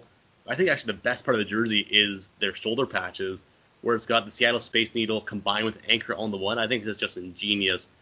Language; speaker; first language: English; native; English